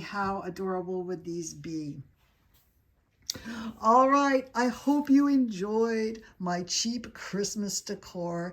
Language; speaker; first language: English; native; English